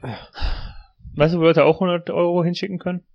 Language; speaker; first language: German; native; German